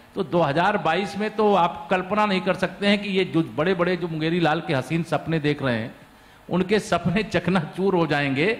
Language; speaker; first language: Hindi; native; Hindi